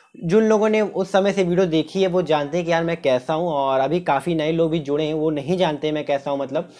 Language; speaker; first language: Hindi; native; Hindi